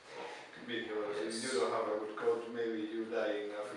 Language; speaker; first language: English; non-native, learner; Spanish